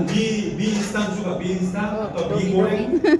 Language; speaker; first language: Indonesian; non-native, learner; Korean